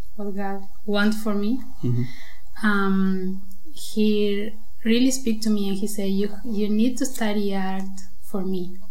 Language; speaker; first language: English; non-native, learner; Spanish